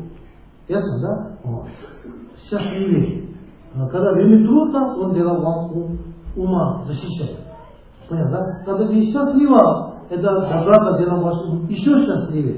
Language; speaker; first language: Russian; non-native, learner; Tibetan